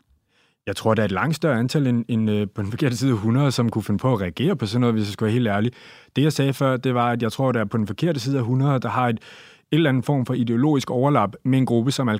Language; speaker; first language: Danish; native; Danish